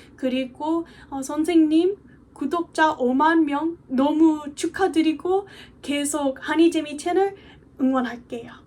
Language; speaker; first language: Korean; non-native, fluent; English